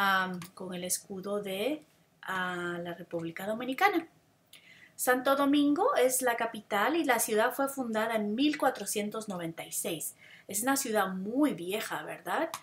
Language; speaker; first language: Spanish; non-native, fluent; English